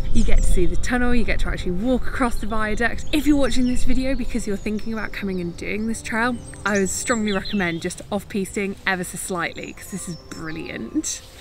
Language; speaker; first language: English; native; English